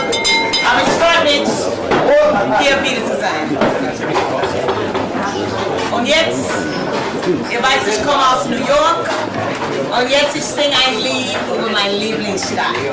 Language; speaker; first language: German; non-native, learner; English